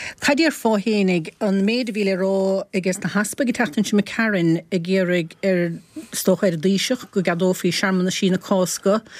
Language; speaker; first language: Irish; native; Irish